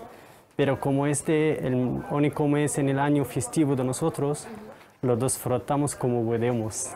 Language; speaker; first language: Spanish; non-native, learner; Arabic